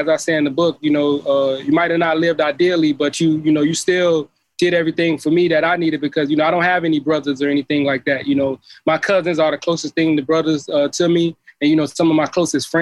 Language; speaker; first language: English; native; English